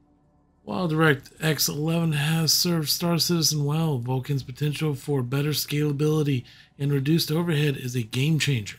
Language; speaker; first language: English; native; English